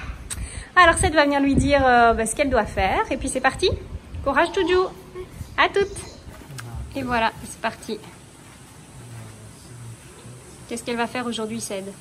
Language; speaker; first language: French; native; French